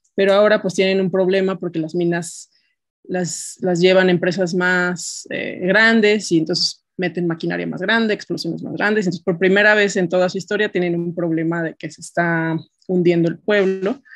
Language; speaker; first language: Spanish; native; Spanish